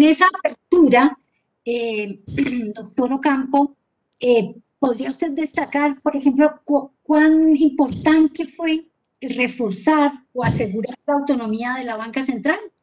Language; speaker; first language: Spanish; native; Spanish